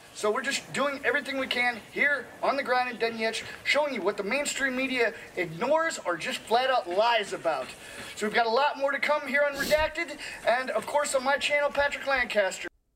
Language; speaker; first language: English; native; English